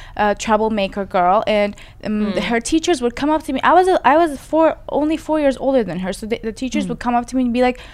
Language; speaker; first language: English; non-native, fluent; Persian